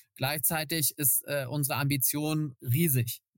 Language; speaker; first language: German; native; German